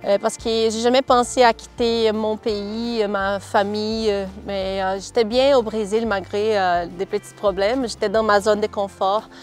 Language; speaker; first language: French; non-native, fluent; Portuguese